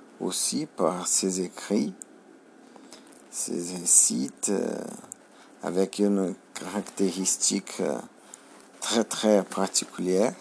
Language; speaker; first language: French; non-native, learner; Portuguese